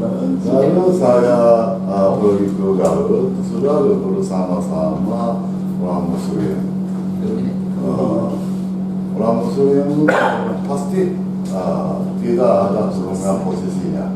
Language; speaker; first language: Indonesian; non-native, learner; Japanese